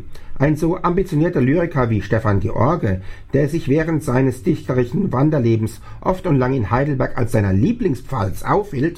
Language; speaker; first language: German; native; German